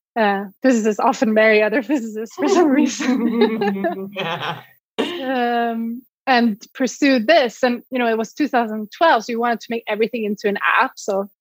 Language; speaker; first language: English; non-native, fluent; Swedish